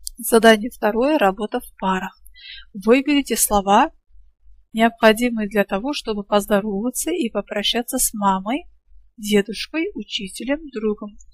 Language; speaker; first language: Russian; non-native, local second language; Kazakh